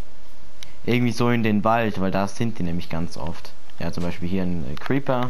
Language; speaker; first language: German; native; German